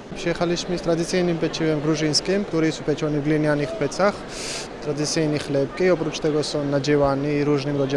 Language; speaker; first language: Polish; non-native, learner; Georgian